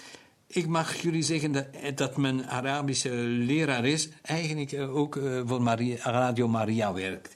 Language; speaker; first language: Dutch; non-native, local second language; German